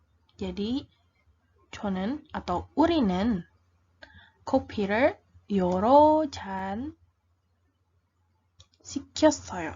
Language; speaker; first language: Korean; non-native, fluent; Indonesian